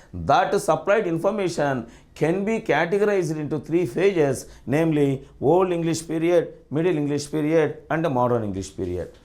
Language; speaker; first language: English; non-native, local second language; Telugu